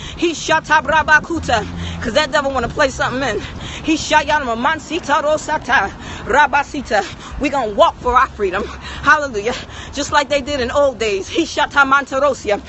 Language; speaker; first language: English; native; English